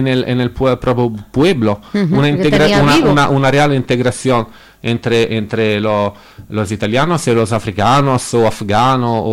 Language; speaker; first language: Spanish; non-native, learner; Italian